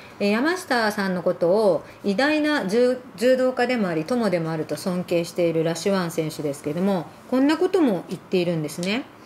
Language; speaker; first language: Japanese; early bilingual, other home language; Arabic